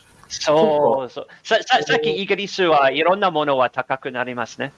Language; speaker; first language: Japanese; non-native, learner; English